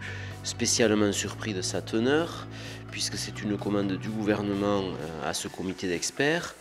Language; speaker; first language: French; native; French